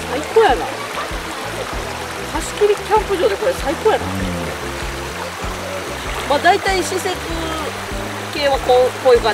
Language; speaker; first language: Japanese; native; Japanese